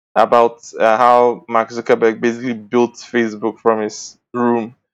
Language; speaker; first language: English; non-native, local second language; Bini